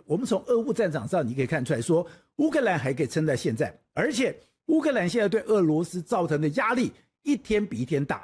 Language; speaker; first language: Chinese; native; Chinese